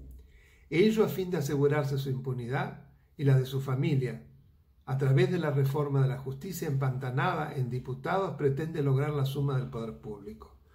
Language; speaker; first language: Spanish; native; Spanish